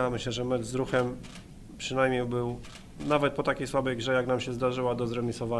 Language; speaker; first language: Polish; native; Polish